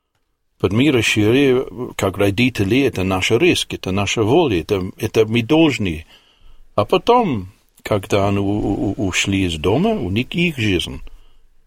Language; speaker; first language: Russian; non-native, learner; English